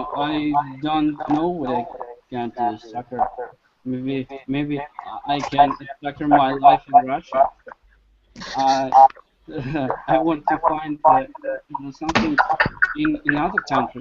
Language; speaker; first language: English; non-native, learner; Russian